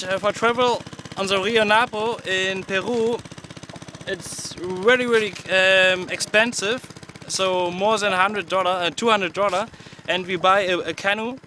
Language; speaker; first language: English; non-native, learner; German